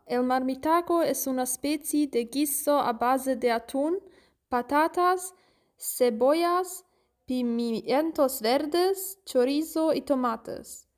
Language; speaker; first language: Spanish; non-native, learner; German